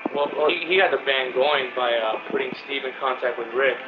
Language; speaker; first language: English; native; English